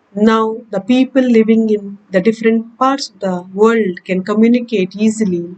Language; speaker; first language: English; non-native, local second language; Kannada